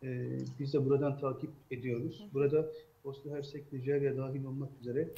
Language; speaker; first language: Turkish; native; Turkish